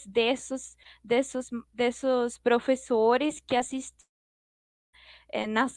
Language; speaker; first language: Portuguese; non-native, fluent; Spanish